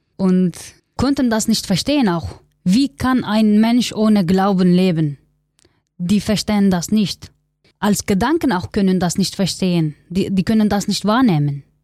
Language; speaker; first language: German; non-native, learner; Kurdish